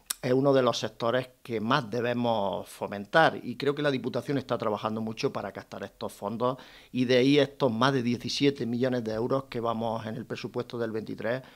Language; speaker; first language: Spanish; native; Spanish